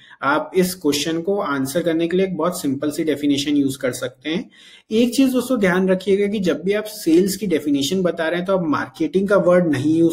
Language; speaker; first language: Hindi; native; Hindi